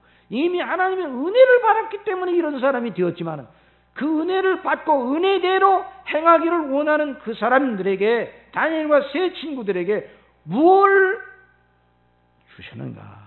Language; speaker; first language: Korean; native; Korean